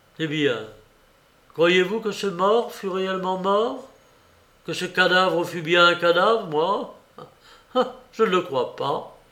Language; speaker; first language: French; native; French